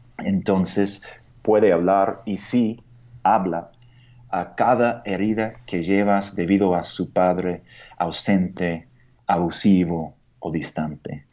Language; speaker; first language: Spanish; non-native, fluent; English